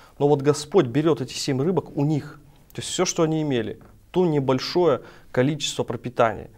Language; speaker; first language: Russian; native; Russian